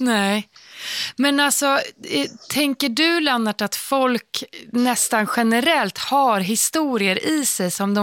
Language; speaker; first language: Swedish; native; Swedish